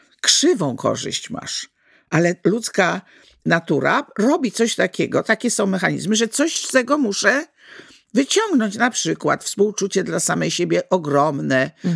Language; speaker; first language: Polish; native; Polish